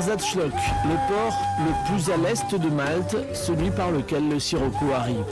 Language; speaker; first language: French; native; French